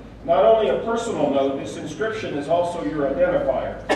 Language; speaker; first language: English; native; English